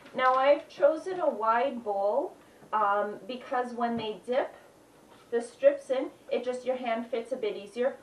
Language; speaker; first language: English; native; English